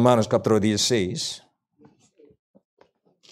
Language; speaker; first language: Spanish; non-native, learner; Korean